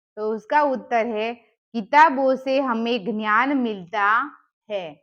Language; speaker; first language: Hindi; non-native, local second language; Gujarati